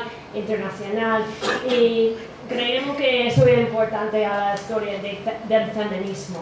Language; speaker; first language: Spanish; non-native, fluent; English